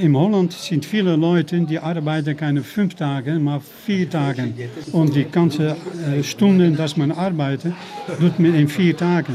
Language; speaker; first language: German; non-native, learner; Dutch